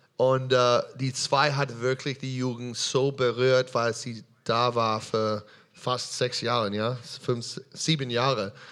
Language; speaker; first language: German; non-native, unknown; English